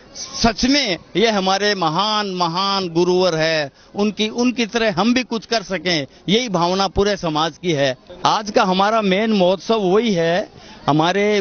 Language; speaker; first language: Hindi; non-native, local second language; Gujarati